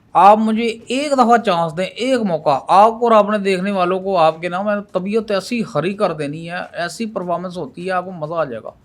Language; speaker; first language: Urdu; non-native, local second language; Punjabi